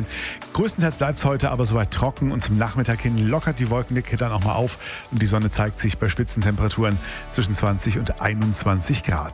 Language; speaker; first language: German; native; German